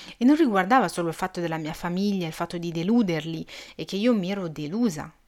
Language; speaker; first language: Italian; early bilingual, other home language; Arabic